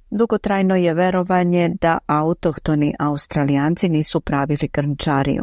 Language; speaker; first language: Croatian; native; Croatian